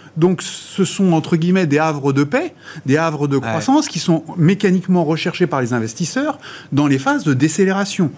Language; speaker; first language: French; native; French